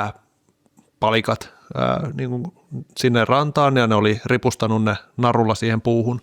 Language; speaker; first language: Finnish; native; Finnish